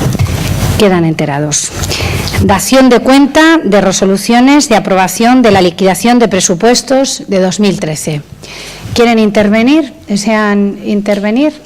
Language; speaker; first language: Spanish; native; Spanish